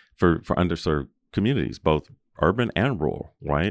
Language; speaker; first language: English; native; English